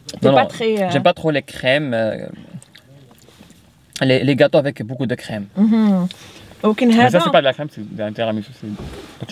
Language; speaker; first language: French; non-native, local second language; Arabic